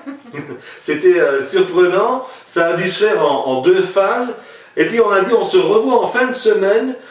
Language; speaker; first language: French; native; French